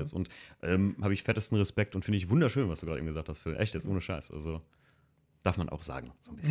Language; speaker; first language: German; native; German